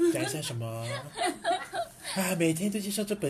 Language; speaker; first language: Chinese; native; Chinese